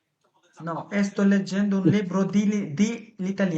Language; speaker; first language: Italian; non-native, fluent; Bangla